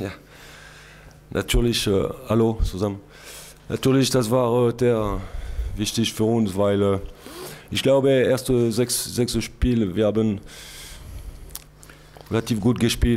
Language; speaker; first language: German; non-native, learner; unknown